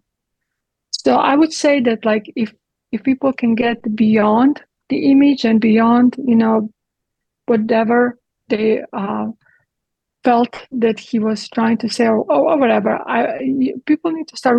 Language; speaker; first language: English; non-native, fluent; Croatian